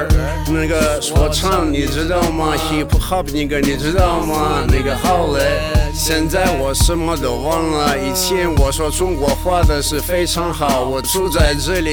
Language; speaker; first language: Chinese; non-native, learner; Russian